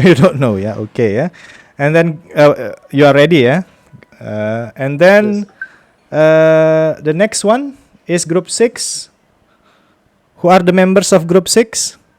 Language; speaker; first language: English; non-native, fluent; Indonesian